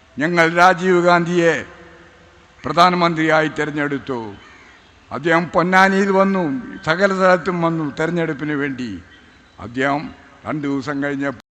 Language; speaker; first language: Malayalam; native; Malayalam